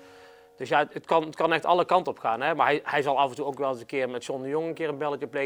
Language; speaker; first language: Dutch; native; Dutch